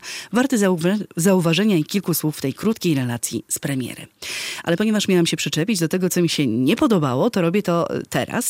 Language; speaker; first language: Polish; native; Polish